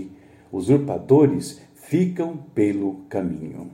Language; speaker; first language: Portuguese; native; Portuguese